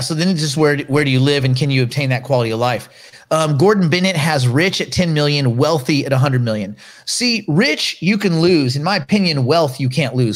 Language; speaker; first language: English; native; English